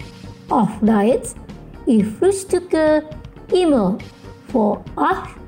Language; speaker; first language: German; non-native, fluent; Indonesian